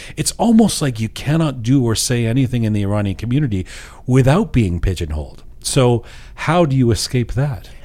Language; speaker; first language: English; early bilingual, other home language; Persian